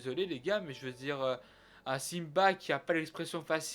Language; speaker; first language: French; native; French